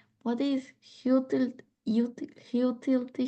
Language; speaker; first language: English; non-native, learner; Spanish